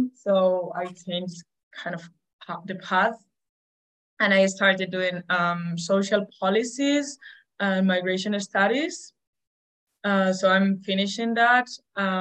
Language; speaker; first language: English; non-native, fluent; Spanish